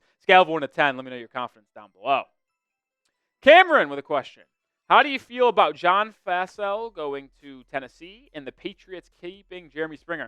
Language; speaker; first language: English; native; English